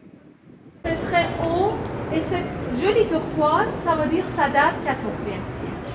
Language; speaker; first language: French; non-native, fluent; Persian